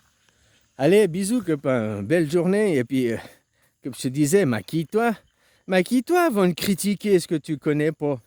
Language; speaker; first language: French; native; French